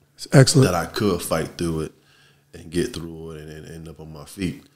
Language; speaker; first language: English; native; English